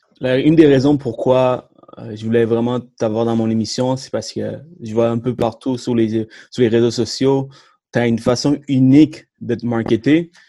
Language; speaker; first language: French; early bilingual, other home language; Tamil